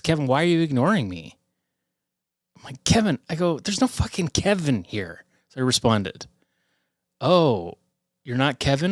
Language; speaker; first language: English; native; English